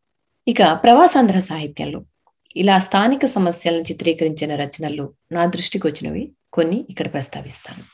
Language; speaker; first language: Telugu; native; Telugu